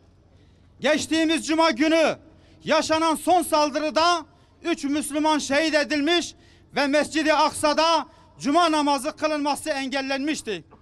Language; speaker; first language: Turkish; native; Turkish